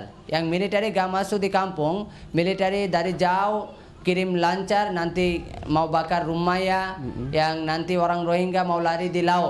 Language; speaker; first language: Indonesian; non-native, learner; Rohingya